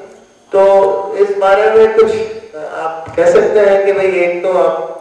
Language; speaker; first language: Hindi; native; Hindi